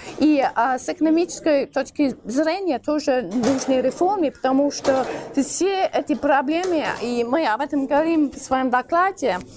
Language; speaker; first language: Russian; non-native, fluent; English